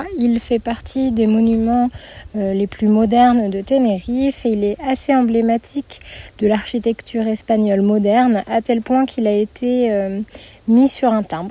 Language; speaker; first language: French; native; French